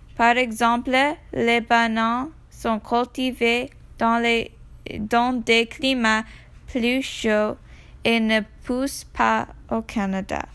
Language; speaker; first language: French; non-native, learner; English